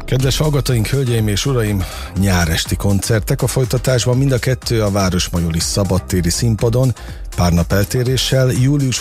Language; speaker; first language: Hungarian; native; Hungarian